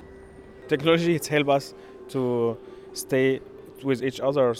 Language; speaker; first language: English; non-native, learner; Arabic